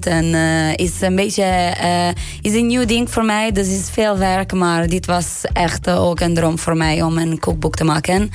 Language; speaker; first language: Dutch; non-native, learner; Italian